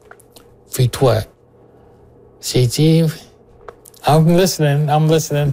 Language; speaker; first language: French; non-native, local second language; English